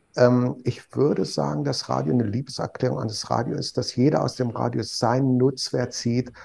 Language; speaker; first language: German; native; German